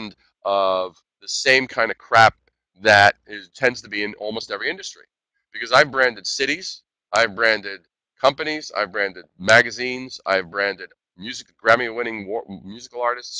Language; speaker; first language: English; native; English